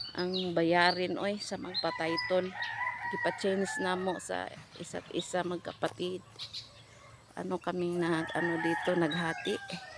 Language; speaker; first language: Filipino; non-native, local second language; Cebuano